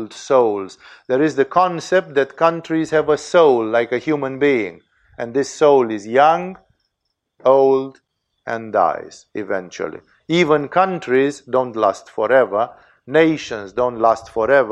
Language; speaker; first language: English; non-native, fluent; Romanian